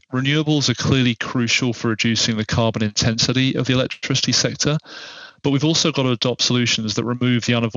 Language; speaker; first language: English; native; English